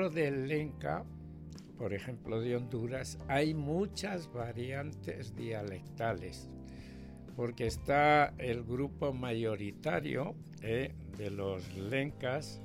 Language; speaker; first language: Spanish; native; Spanish